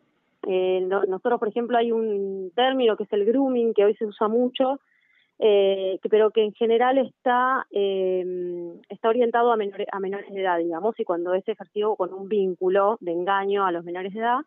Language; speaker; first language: Spanish; native; Spanish